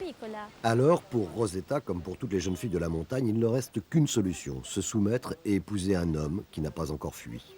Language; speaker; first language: French; native; French